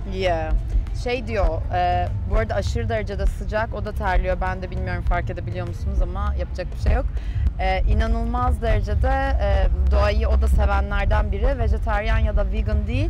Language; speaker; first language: Turkish; native; Turkish